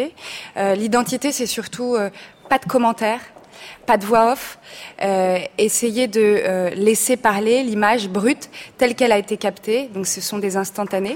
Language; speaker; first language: French; native; French